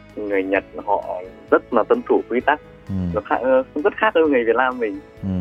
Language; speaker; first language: Vietnamese; native; Vietnamese